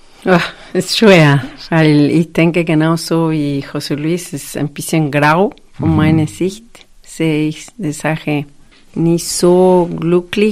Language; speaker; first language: German; non-native, fluent; Spanish